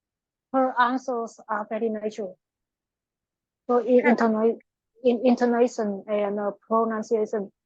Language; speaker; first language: English; non-native, learner; Vietnamese